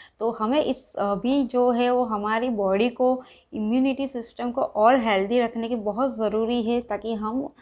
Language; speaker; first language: Hindi; non-native, local second language; Gujarati